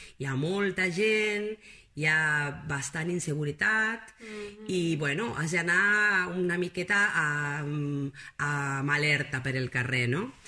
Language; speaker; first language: Catalan; non-native, fluent; Spanish